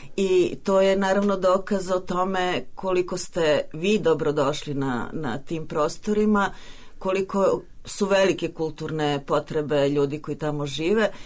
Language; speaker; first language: Serbian; native; Serbian